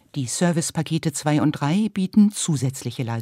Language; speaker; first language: German; native; German